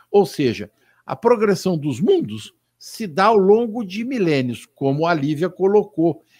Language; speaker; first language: Portuguese; native; Portuguese